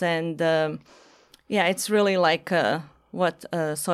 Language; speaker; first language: English; non-native, fluent; Bosnian